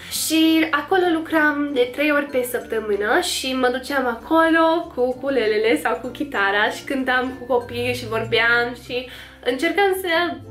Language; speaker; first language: Romanian; non-native, fluent; English